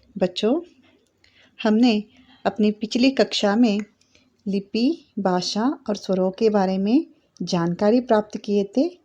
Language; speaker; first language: Hindi; non-native, local second language; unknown